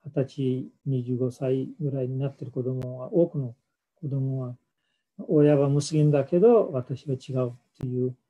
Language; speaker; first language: Japanese; non-native, fluent; Urdu